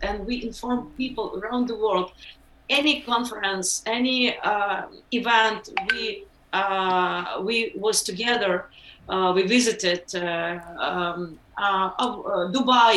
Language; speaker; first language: English; non-native, learner; Ukrainian